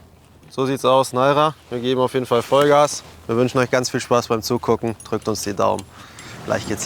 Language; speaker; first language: German; native; German